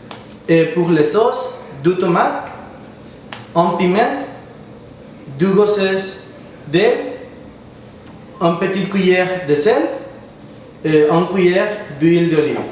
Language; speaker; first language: French; non-native, learner; Spanish